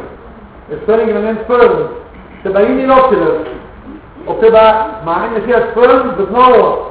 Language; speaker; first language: Arabic; native; Arabic